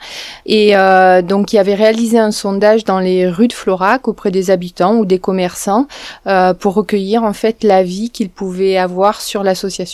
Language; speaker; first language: French; native; French